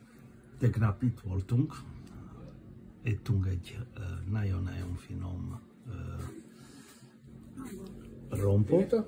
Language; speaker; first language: Hungarian; non-native, learner; Italian